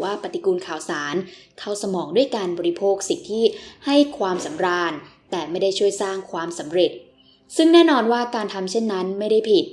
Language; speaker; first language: Thai; native; Thai